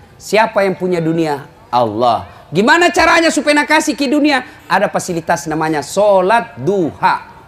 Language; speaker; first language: Indonesian; non-native, local second language; Buginese